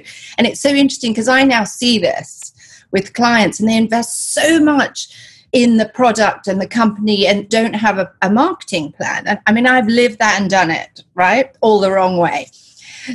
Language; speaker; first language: English; native; English